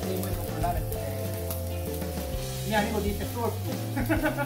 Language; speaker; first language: Spanish; non-native, learner; Korean